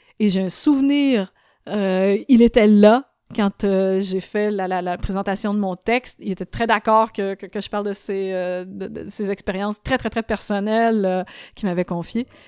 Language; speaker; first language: French; native; French